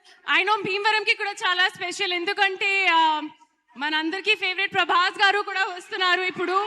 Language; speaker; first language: Telugu; non-native, local second language; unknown